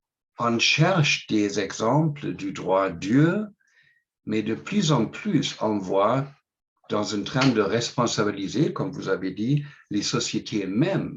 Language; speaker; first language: French; non-native, fluent; English